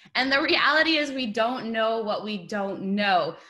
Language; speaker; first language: English; native; English